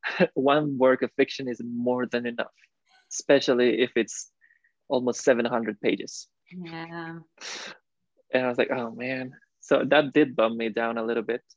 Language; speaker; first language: English; non-native, fluent; Spanish